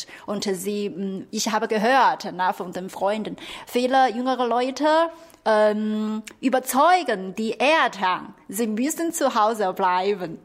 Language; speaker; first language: German; non-native, fluent; Chinese